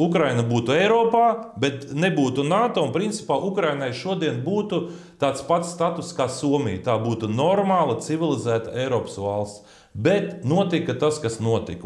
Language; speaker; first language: Latvian; native; Latvian